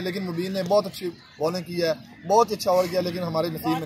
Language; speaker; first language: Hindi; non-native, local second language; Punjabi